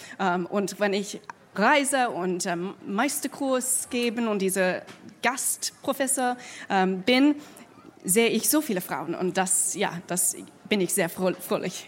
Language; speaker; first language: German; non-native, fluent; English